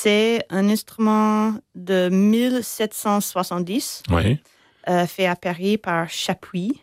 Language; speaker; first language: French; non-native, fluent; English